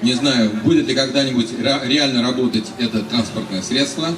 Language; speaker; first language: Russian; native; Russian